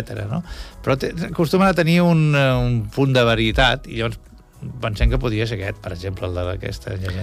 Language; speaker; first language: Catalan; native; Catalan